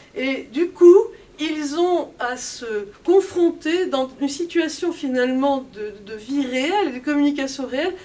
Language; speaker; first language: French; native; French